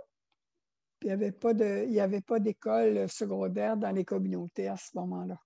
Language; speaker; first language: French; non-native, local second language; Innu-aimun